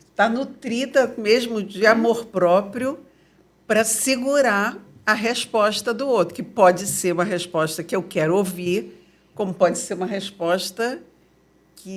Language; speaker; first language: Portuguese; native; Portuguese